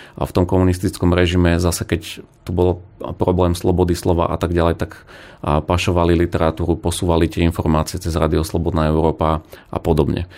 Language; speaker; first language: Slovak; native; Slovak